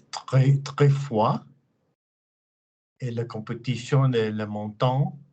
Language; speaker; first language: French; non-native, learner; English